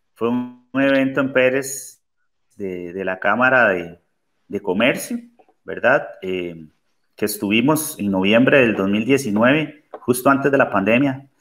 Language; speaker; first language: Spanish; native; Spanish